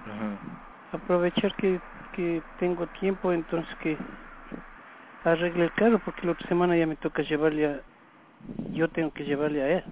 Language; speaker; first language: Spanish; native; Spanish